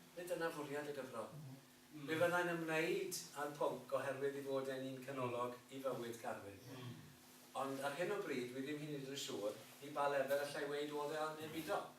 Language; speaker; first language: Welsh; native; Welsh